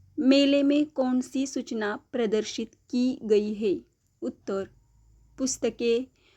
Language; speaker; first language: Hindi; non-native, local second language; Marathi